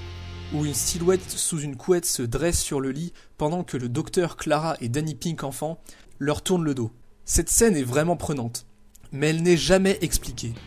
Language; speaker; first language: French; native; French